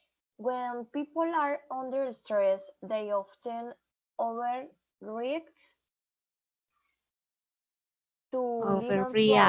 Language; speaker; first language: English; non-native, learner; Spanish